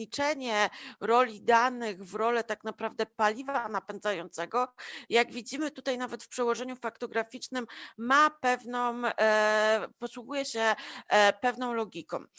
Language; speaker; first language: Polish; native; Polish